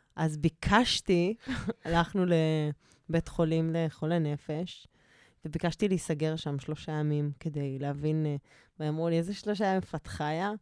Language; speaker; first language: Hebrew; native; Hebrew